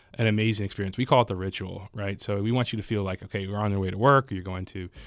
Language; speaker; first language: English; native; English